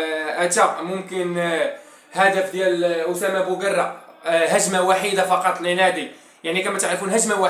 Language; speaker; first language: Arabic; native; Arabic